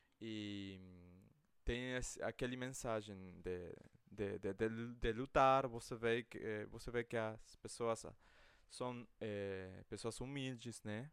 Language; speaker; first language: Portuguese; non-native, fluent; Spanish